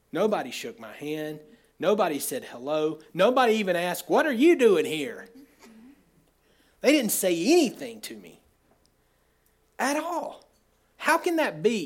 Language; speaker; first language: English; native; English